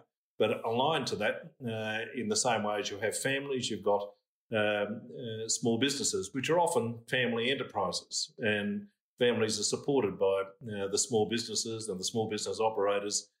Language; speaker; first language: English; native; English